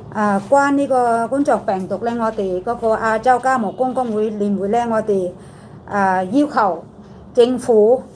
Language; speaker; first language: Cantonese; non-native, learner; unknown